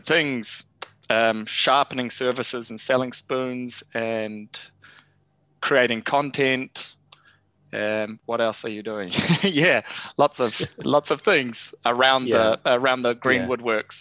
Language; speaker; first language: English; native; English